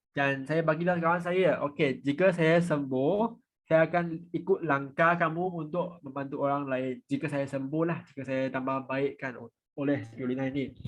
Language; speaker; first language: Malay; non-native, local second language; Chinese